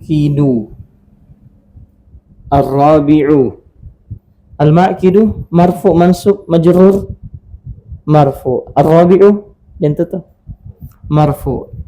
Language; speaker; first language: Arabic; non-native, fluent; Indonesian